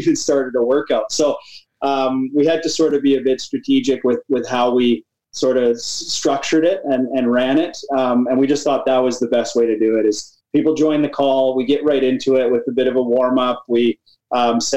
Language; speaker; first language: English; native; English